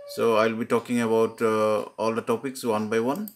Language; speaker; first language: English; non-native, local second language; Assamese